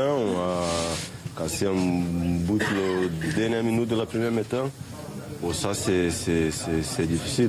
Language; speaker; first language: French; non-native, fluent; Portuguese